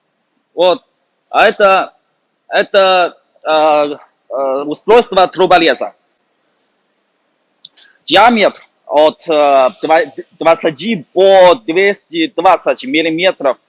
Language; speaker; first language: Russian; non-native, learner; Chinese